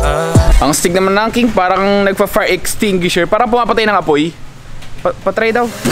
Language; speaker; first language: Filipino; native; Filipino